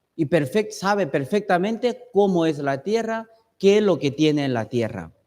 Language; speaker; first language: Spanish; non-native, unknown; Chinese